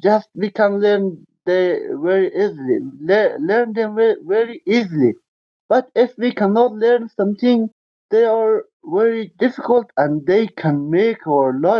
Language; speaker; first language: English; non-native, learner; Persian